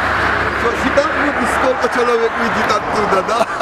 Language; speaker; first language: Russian; non-native, fluent; Georgian